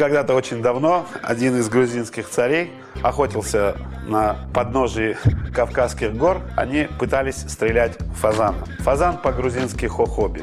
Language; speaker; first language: Russian; native; Russian